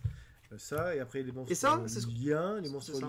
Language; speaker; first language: French; native; French